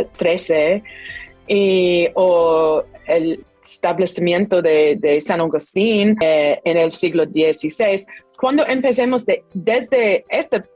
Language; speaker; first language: Spanish; non-native, fluent; English